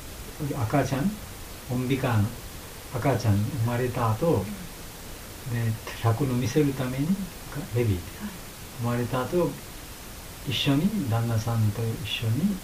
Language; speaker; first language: Japanese; non-native, learner; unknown